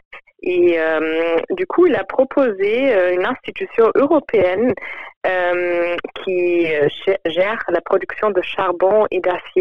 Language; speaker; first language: French; non-native, fluent; German